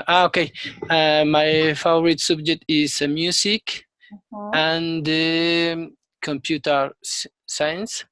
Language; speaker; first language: English; non-native, learner; Spanish